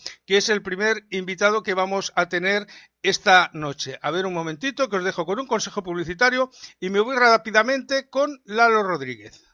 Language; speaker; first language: Spanish; native; Spanish